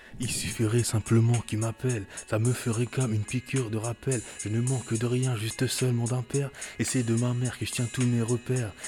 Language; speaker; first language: French; early bilingual, other home language; Haitian Creole